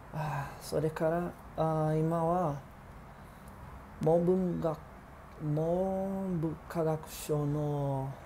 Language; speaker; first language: Japanese; non-native, learner; Portuguese